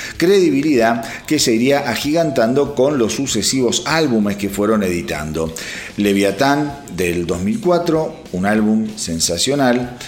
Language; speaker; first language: Spanish; native; Spanish